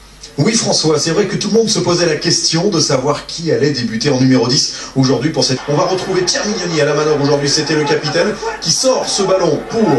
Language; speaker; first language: French; native; French